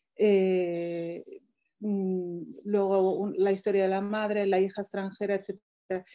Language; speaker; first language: Spanish; non-native, fluent; Arabic